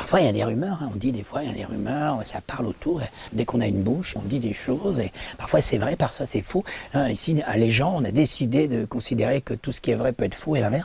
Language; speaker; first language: French; native; French